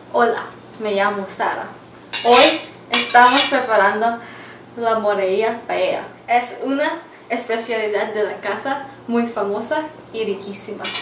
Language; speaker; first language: Spanish; non-native, learner; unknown